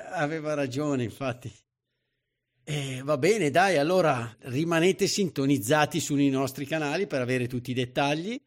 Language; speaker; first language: Italian; native; Italian